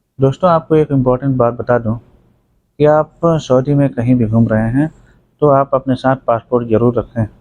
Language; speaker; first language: Hindi; native; Hindi